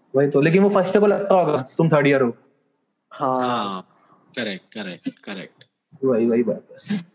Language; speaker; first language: Hindi; native; Hindi